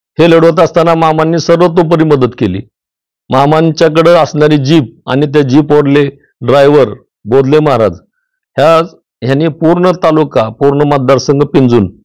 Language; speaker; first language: Marathi; native; Marathi